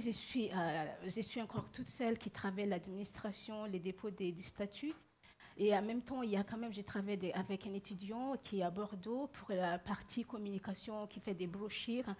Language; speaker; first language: French; non-native, local second language; Malagasy